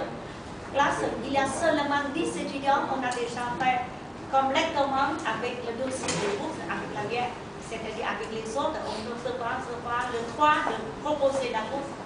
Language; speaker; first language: French; non-native, learner; Vietnamese